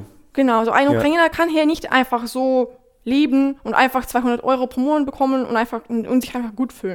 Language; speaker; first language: German; non-native, fluent; Ukrainian